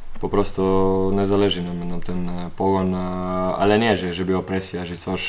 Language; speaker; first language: Polish; non-native, learner; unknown